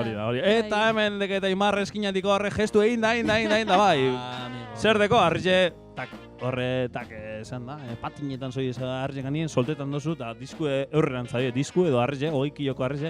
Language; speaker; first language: Basque; native; Basque